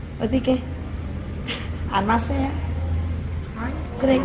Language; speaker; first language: Korean; non-native, learner; Vietnamese